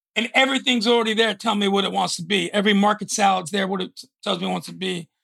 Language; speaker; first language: English; native; English